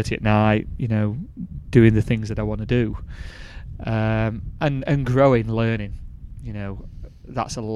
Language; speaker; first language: English; native; English